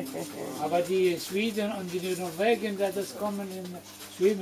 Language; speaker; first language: German; non-native, learner; Arabic